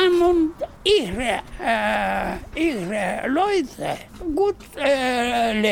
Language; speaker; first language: German; non-native, learner; Russian